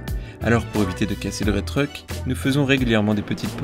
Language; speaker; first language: French; native; French